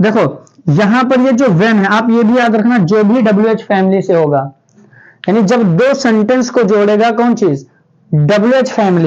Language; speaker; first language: Hindi; native; Hindi